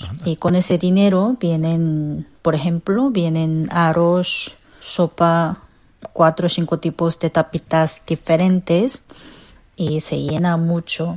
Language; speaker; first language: Spanish; non-native, fluent; Korean